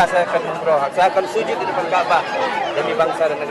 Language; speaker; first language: Indonesian; non-native, local second language; Minangkabau